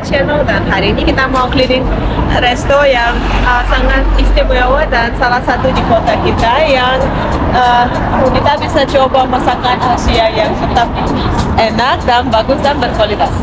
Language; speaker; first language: Indonesian; non-native, fluent; Russian